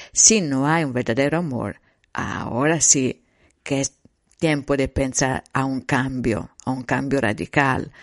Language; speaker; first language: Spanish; non-native, fluent; Italian